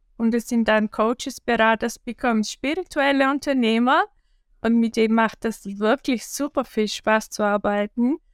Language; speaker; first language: German; non-native, fluent; Bulgarian